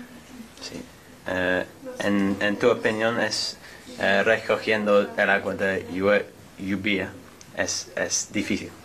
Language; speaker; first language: Spanish; non-native, learner; English